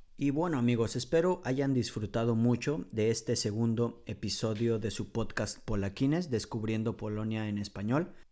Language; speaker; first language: Spanish; native; Spanish